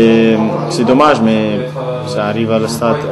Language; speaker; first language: French; non-native, learner; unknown